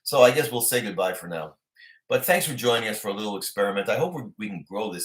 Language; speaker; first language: English; native; English